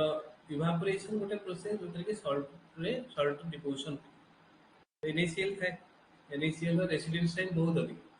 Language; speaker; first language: Hindi; non-native, local second language; Odia